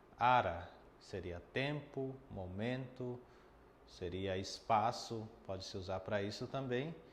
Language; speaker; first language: Portuguese; non-native, fluent; Guarani